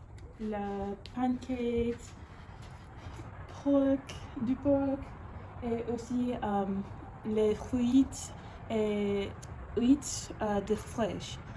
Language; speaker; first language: French; non-native, learner; English